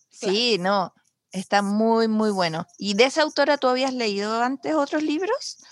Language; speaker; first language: Spanish; native; Spanish